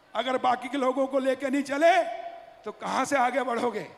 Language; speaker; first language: Hindi; native; Hindi